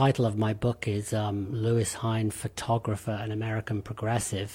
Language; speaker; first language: English; native; English